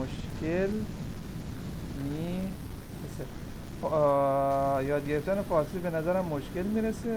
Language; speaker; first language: Persian; non-native, fluent; Urdu